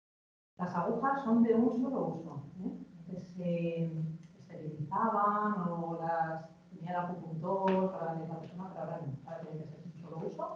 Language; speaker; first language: Spanish; native; Spanish